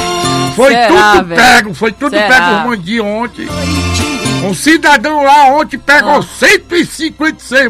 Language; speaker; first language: Portuguese; native; Portuguese